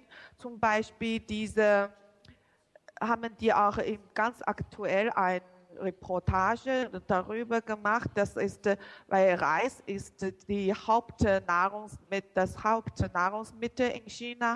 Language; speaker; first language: German; non-native, learner; Chinese